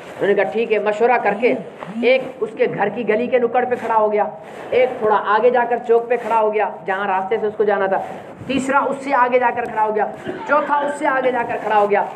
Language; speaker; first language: Urdu; non-native, local second language; Sindhi